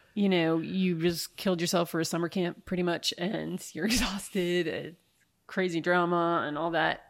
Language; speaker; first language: English; native; English